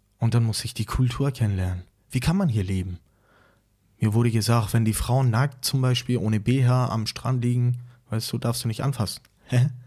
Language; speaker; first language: German; non-native, fluent; Persian